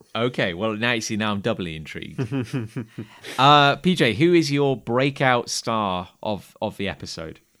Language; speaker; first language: English; native; English